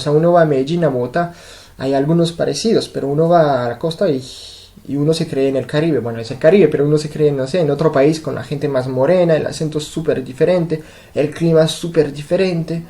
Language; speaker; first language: Spanish; non-native, fluent; French